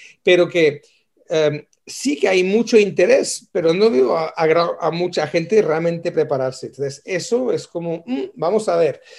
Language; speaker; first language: Spanish; non-native, fluent; French